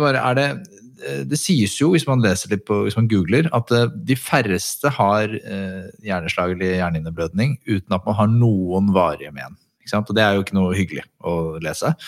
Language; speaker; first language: Norwegian; native; Norwegian